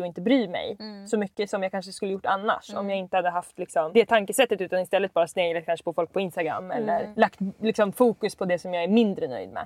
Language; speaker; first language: Swedish; native; Swedish